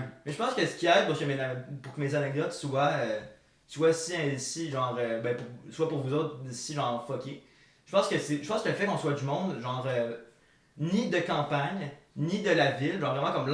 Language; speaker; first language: French; native; French